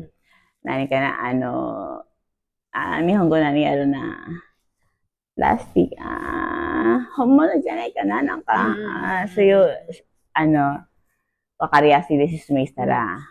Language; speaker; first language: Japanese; non-native, learner; Filipino